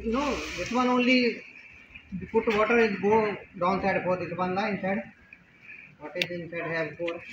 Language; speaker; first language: English; non-native, learner; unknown